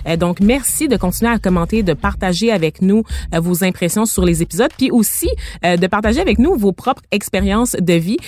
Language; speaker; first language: French; native; French